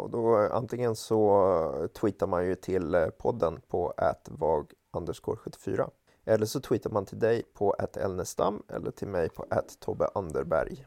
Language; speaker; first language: Swedish; native; Swedish